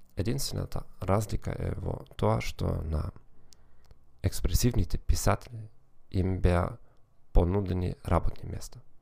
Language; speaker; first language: Macedonian; non-native, learner; German